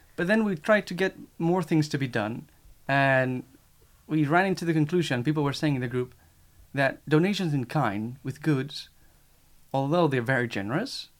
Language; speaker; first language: English; non-native, fluent; Spanish